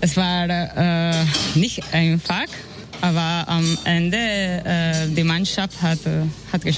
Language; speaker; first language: German; non-native, learner; Spanish